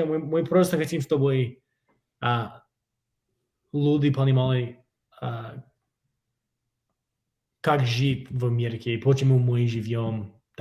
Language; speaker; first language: Russian; non-native, fluent; English